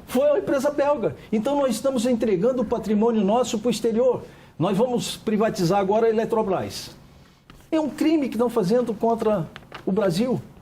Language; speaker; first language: Portuguese; native; Portuguese